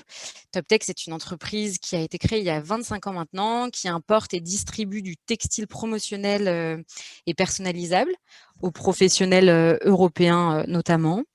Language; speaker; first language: French; native; French